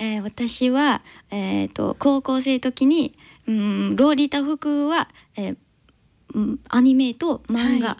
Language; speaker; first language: Japanese; non-native, learner; English